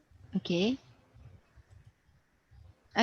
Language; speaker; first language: English; non-native, fluent; Spanish